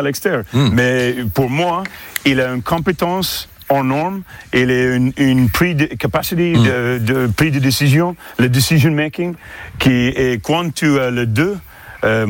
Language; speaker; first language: French; non-native, fluent; English